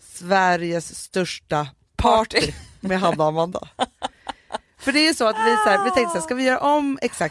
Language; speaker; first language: Swedish; native; Swedish